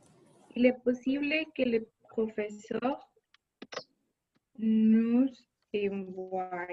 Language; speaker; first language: French; non-native, fluent; Spanish